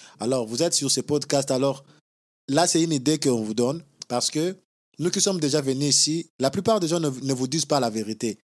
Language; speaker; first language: French; non-native, local second language; Lingala